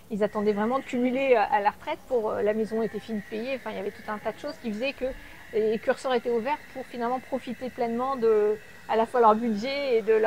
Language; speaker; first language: French; native; French